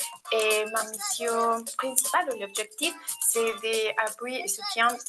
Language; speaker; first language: French; non-native, learner; Spanish